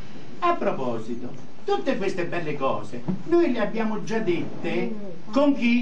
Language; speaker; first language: Italian; native; Italian